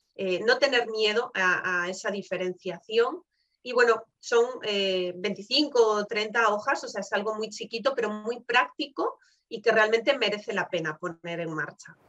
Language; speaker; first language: Spanish; native; Spanish